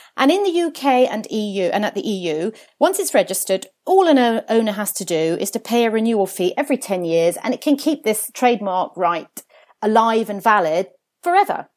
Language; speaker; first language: English; early bilingual, other home language; Italian